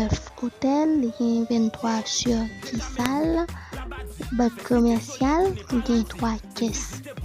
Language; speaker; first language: French; non-native, learner; Haitian Creole